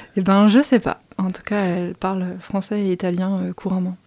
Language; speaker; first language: French; native; French